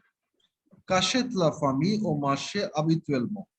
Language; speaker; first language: French; non-native, fluent; Bangla